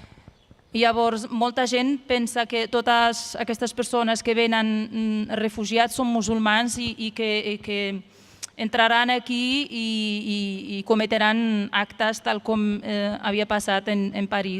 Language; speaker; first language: Catalan; non-native, fluent; Arabic